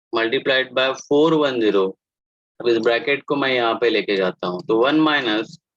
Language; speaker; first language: Hindi; non-native, local second language; Marathi